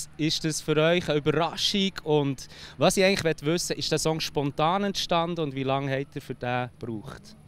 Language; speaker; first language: German; native; German